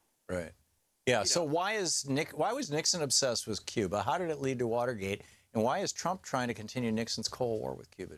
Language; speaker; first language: English; native; English